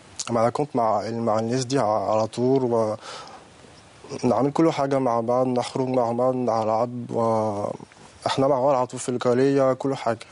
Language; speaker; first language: Arabic; non-native, learner; French